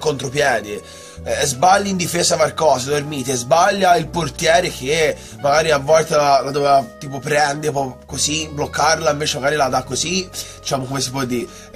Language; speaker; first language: Italian; native; Italian